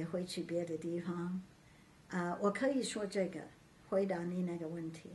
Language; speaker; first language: Chinese; non-native, fluent; English